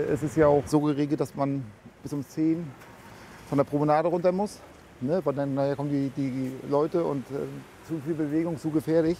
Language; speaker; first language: German; native; German